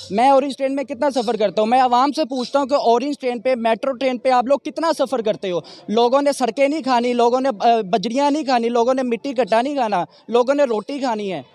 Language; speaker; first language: Urdu; non-native, local second language; Punjabi